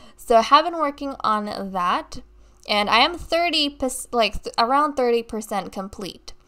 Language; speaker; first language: English; native; English